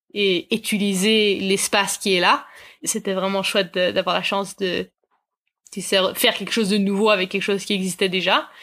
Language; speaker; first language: French; native; French